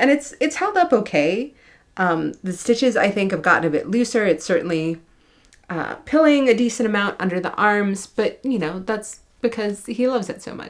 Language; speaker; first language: English; native; English